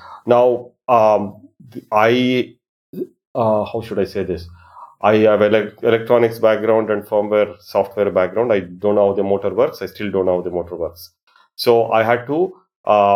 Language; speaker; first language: English; non-native, local second language; Kannada